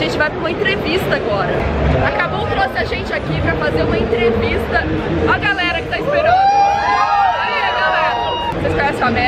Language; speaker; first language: Portuguese; native; Portuguese